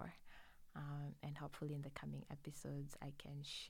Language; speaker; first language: English; non-native, local second language; Swahili